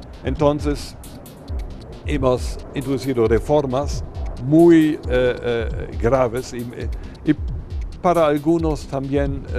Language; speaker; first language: Spanish; non-native, fluent; German